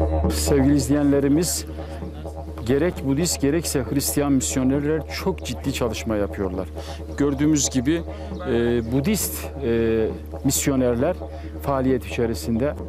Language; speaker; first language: Turkish; native; Turkish